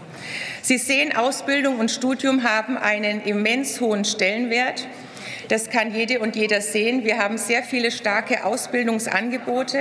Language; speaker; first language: German; native; German